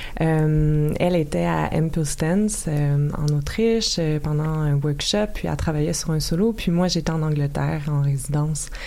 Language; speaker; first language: French; native; French